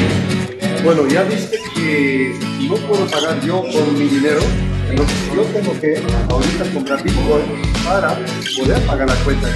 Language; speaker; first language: Spanish; non-native, fluent; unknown